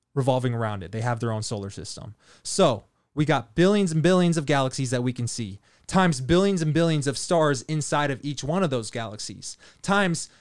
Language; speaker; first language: English; native; English